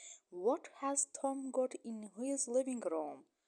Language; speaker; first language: English; non-native, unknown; Azerbaijani